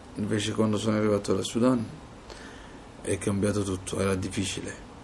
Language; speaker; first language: Italian; non-native, fluent; Somali